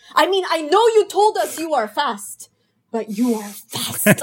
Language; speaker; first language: English; early bilingual, other home language; Polish